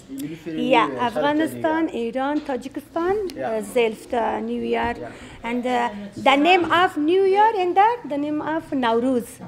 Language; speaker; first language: Dutch; non-native, learner; Persian